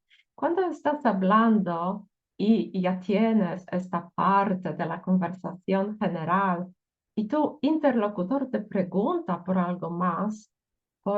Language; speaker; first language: Spanish; non-native, fluent; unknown